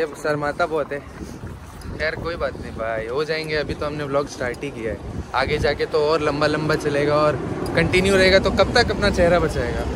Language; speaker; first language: Hindi; native; Hindi